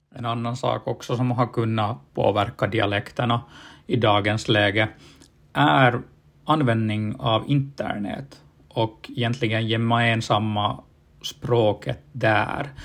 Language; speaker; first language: Swedish; native; Swedish